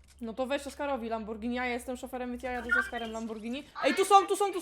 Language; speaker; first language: Polish; native; Polish